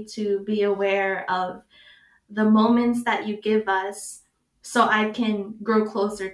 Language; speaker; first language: English; native; English